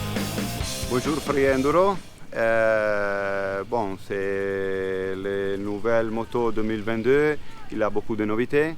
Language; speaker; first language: French; non-native, learner; Italian